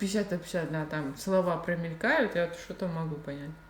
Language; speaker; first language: Russian; native; Russian